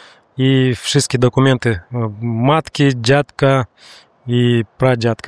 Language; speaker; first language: Polish; non-native, learner; Russian